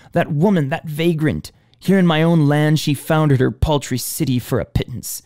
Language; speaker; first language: English; native; English